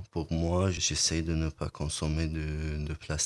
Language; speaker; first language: French; non-native, learner; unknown